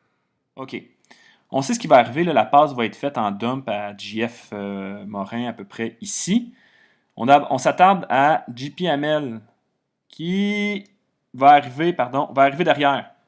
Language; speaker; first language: French; native; French